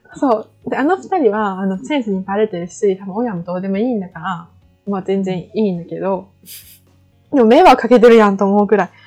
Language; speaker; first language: Japanese; non-native, fluent; Chinese